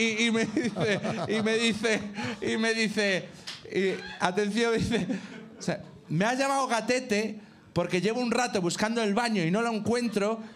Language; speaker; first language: Spanish; native; Spanish